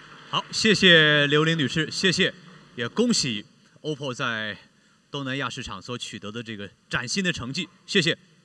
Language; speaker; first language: Chinese; native; Chinese